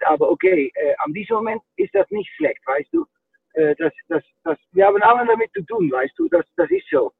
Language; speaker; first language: German; non-native, fluent; Dutch